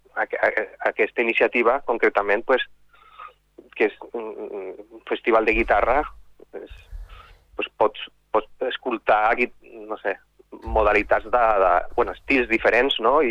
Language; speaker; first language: Catalan; non-native, local second language; Spanish